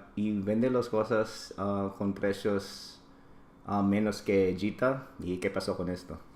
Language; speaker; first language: Spanish; non-native, learner; English